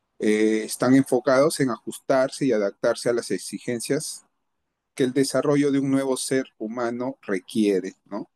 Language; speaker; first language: Spanish; native; Spanish